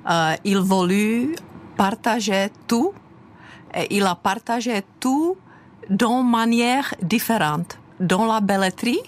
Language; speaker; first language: French; non-native, fluent; Czech